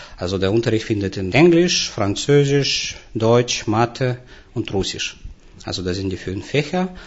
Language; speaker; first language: German; non-native, fluent; Russian